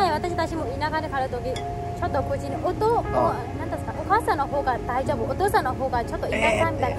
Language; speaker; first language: Japanese; non-native, learner; Burmese